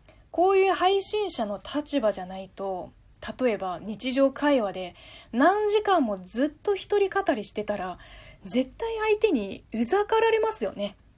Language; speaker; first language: Japanese; non-native, fluent; Chinese